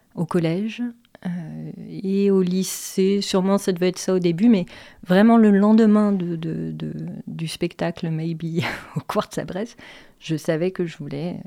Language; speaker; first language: French; native; French